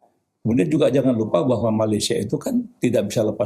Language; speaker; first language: Indonesian; native; Indonesian